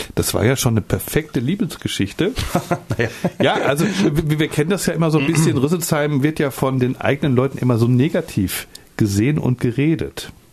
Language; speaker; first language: German; native; German